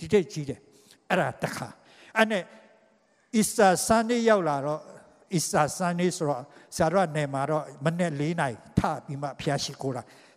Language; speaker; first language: Burmese; non-native, local second language; Hakha Chin